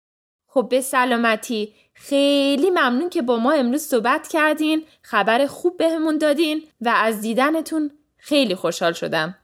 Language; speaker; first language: Persian; early bilingual, heritage; Persian